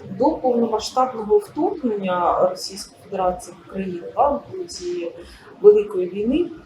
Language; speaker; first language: Ukrainian; native; Ukrainian